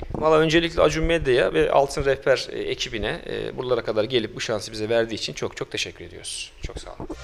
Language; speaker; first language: Turkish; early bilingual, heritage; Turkish